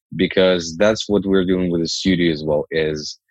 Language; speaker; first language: English; non-native, fluent; Ukrainian